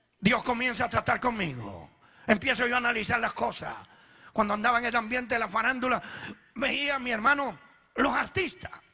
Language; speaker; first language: Spanish; early bilingual, other home language; Italian